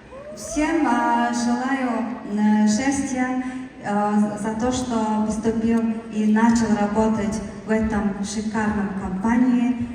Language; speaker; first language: Russian; non-native, learner; Mongolian